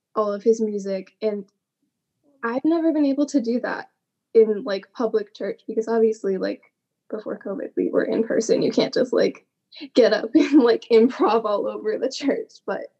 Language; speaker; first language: English; native; English